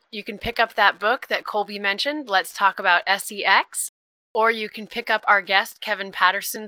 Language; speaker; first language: English; native; English